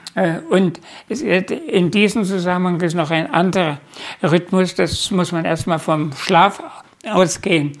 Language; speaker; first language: German; native; German